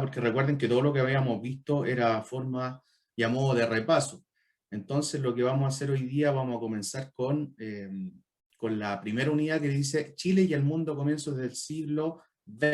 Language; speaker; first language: Spanish; native; Spanish